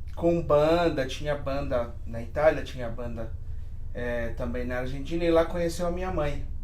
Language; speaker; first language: Portuguese; early bilingual, other home language; Spanish